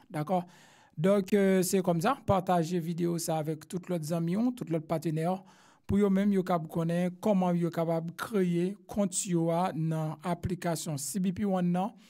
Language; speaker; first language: French; non-native, local second language; Haitian Creole